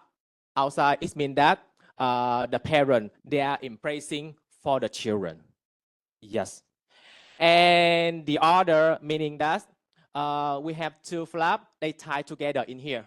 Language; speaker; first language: English; non-native, fluent; Vietnamese